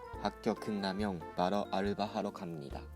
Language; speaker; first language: Korean; non-native, fluent; Japanese